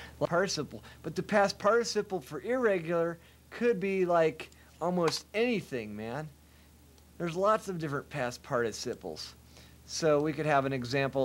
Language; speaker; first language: English; native; English